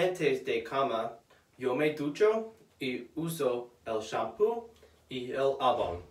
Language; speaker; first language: Spanish; non-native, learner; English